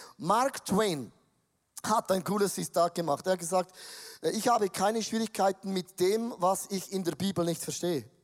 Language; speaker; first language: German; native; German